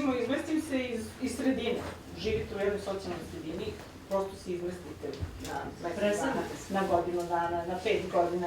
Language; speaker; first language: Bosnian; native; Bosnian